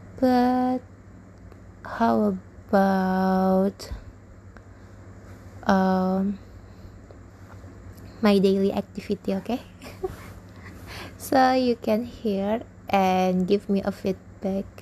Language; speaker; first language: English; non-native, learner; Indonesian